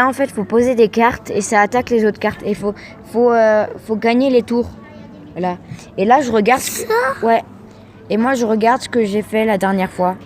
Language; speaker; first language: French; native; French